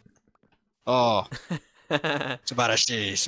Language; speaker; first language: Japanese; non-native, learner; English